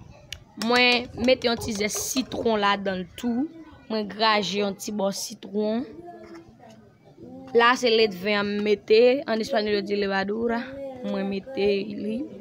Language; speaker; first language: French; non-native, learner; Haitian Creole